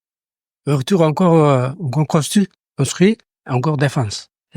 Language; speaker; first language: French; non-native, learner; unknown